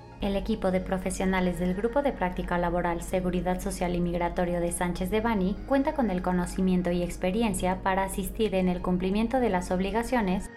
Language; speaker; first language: Spanish; native; Spanish